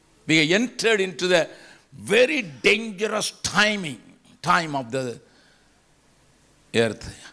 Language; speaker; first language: English; non-native, local second language; Tamil